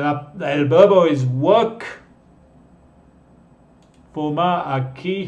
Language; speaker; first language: Spanish; non-native, fluent; English